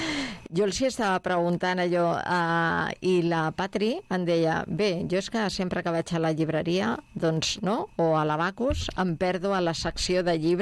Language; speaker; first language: Catalan; native; Catalan